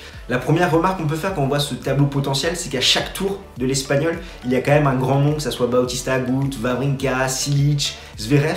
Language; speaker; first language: French; native; French